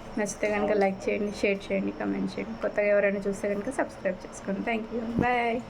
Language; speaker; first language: Telugu; native; Telugu